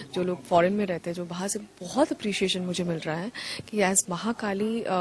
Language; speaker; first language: Hindi; non-native, local second language; Bangla